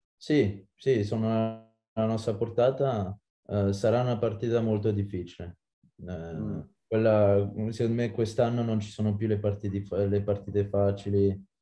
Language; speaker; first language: Italian; non-native, fluent; French